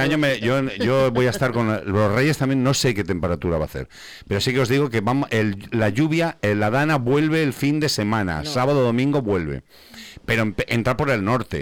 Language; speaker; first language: Spanish; native; Spanish